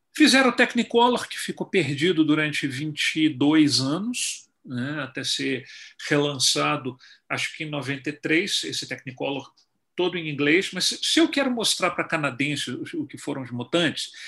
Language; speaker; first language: Portuguese; native; Portuguese